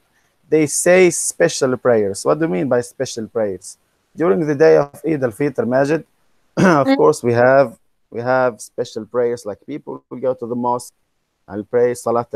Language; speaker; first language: English; non-native, fluent; Arabic